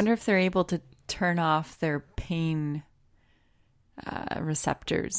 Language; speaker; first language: English; native; English